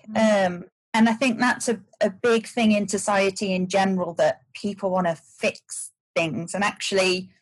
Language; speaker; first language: English; native; English